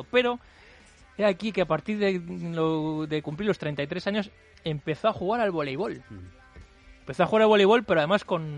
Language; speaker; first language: Spanish; native; Spanish